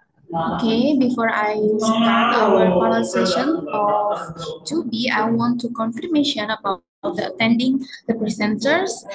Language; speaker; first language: English; non-native, fluent; Indonesian